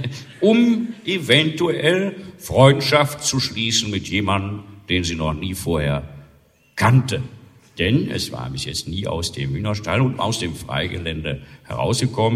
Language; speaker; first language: German; native; German